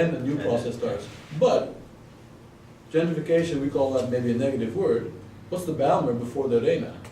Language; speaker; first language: English; non-native, fluent; Dutch